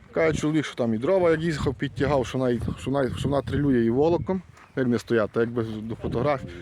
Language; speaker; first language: Ukrainian; native; Ukrainian